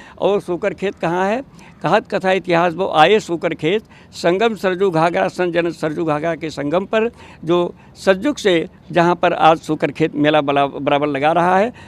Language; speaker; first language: Hindi; native; Hindi